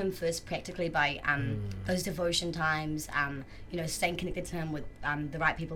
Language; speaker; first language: English; native; English